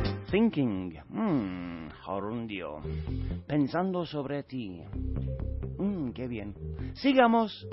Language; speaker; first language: Spanish; non-native, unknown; English